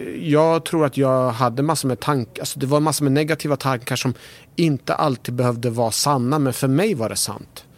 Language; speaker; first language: Swedish; early bilingual, other home language; Persian